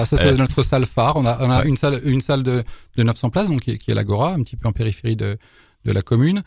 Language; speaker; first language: French; native; French